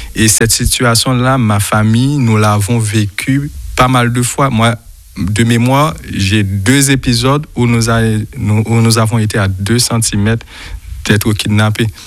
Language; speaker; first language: French; non-native, local second language; Haitian Creole